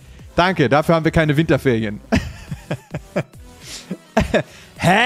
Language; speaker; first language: German; native; German